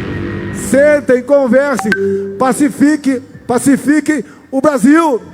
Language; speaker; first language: Portuguese; native; Portuguese